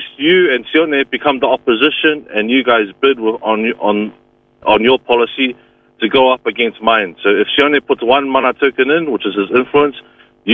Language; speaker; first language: English; native; English